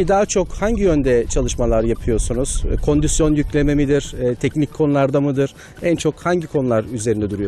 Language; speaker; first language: Turkish; native; Turkish